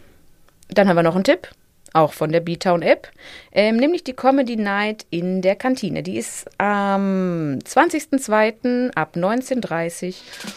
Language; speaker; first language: German; native; German